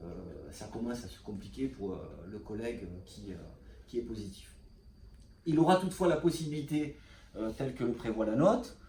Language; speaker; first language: French; native; French